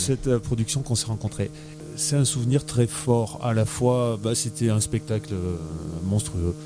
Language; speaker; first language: French; native; French